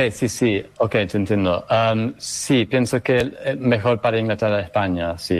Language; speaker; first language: Spanish; non-native, fluent; English